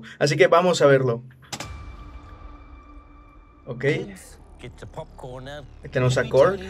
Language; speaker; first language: Spanish; native; Spanish